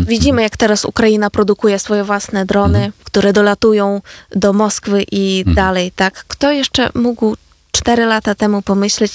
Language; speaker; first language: Polish; non-native, fluent; Ukrainian